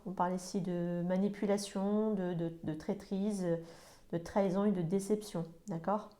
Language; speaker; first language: French; native; French